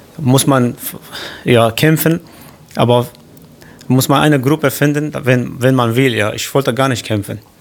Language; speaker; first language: German; non-native, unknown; Kurdish